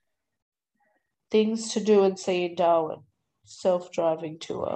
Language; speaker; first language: English; native; English